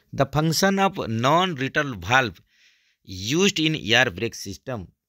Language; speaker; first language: Hindi; native; Hindi